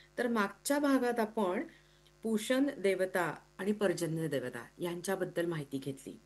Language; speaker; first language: Marathi; native; Marathi